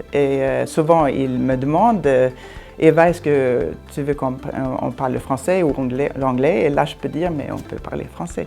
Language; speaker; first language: French; non-native, fluent; Swedish